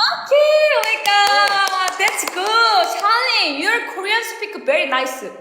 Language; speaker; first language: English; non-native, learner; Korean